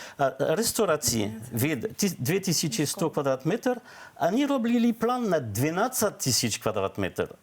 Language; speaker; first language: Ukrainian; non-native, learner; French